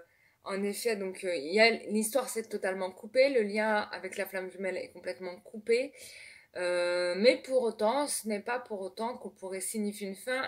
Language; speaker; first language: French; native; French